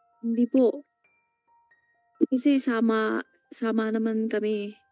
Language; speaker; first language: Filipino; non-native, learner; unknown